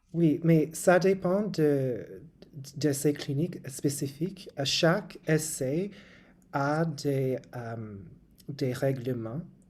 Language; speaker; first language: French; non-native, local second language; English